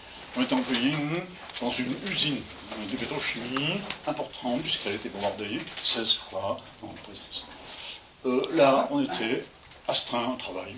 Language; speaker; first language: French; native; French